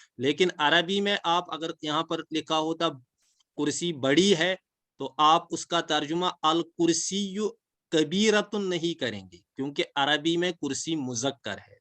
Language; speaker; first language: Urdu; non-native, local second language; Kashmiri